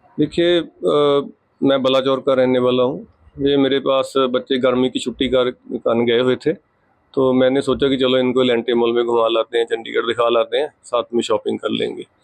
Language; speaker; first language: Hindi; non-native, local second language; Punjabi